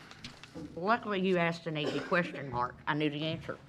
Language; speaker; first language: English; native; English